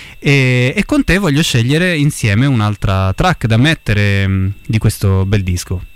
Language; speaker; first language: Italian; native; Italian